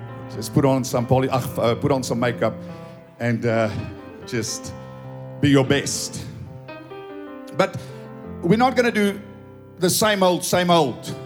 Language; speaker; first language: English; non-native, local second language; Afrikaans